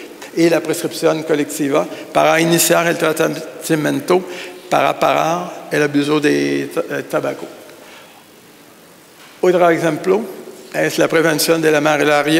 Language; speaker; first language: Spanish; non-native, learner; French